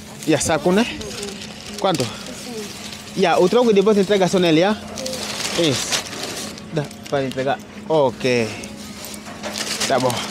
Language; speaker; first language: Portuguese; non-native, learner; Vietnamese